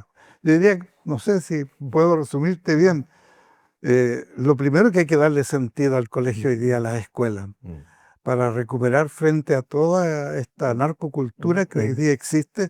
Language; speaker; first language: Spanish; native; Spanish